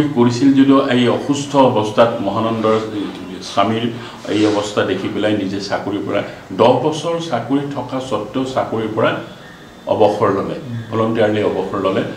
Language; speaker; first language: Assamese; native; Assamese